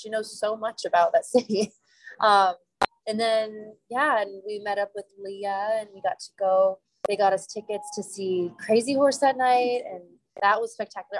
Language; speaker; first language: English; native; English